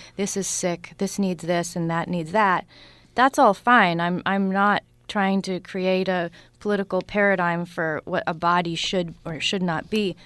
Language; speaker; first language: English; native; English